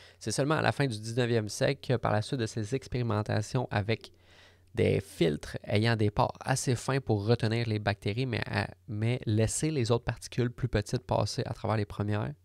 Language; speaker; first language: French; native; French